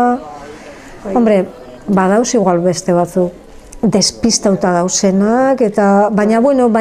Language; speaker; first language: Basque; native; Basque